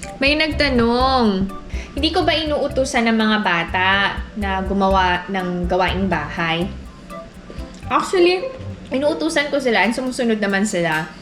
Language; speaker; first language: Filipino; native; Filipino